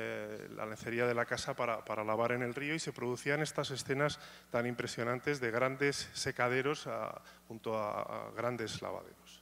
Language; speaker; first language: Spanish; native; Spanish